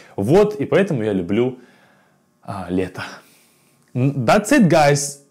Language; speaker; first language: Russian; native; Russian